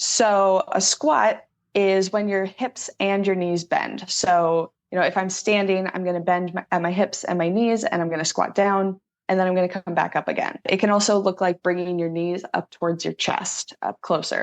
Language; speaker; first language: English; native; English